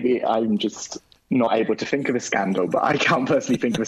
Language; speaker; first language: English; native; English